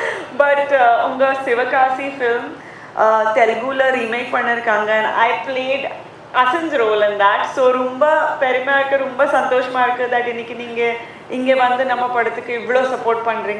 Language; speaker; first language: Tamil; non-native, fluent; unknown